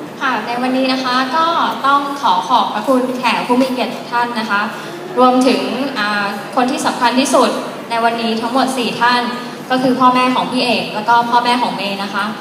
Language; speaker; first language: Thai; native; Thai